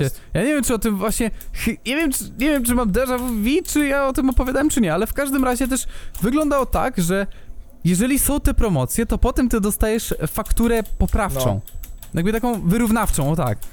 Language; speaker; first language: Polish; native; Polish